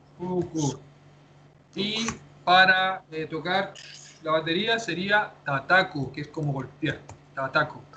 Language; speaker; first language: Spanish; native; Spanish